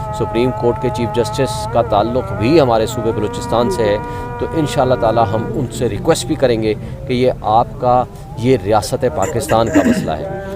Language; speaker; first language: Urdu; non-native, local second language; Saraiki